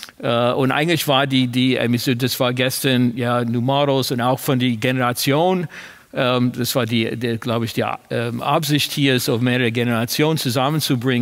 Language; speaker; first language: German; non-native, fluent; English